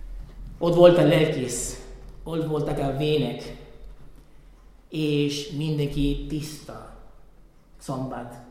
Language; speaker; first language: Hungarian; non-native, fluent; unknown